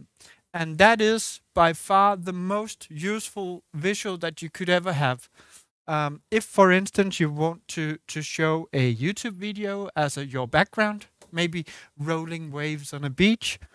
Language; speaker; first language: English; non-native, fluent; Danish